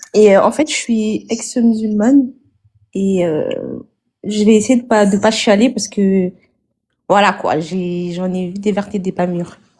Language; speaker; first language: French; native; French